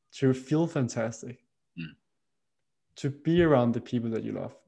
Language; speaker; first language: English; non-native, fluent; Danish